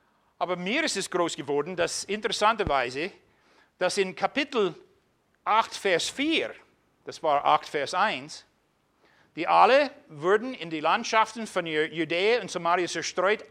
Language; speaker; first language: German; non-native, fluent; English